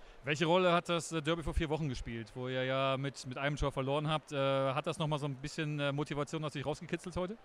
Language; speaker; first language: German; native; German